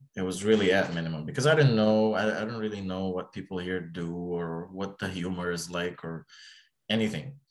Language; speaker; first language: English; early bilingual, other home language; Arabic